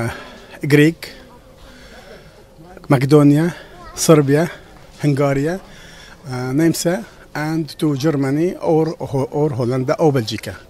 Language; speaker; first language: English; non-native, learner; Arabic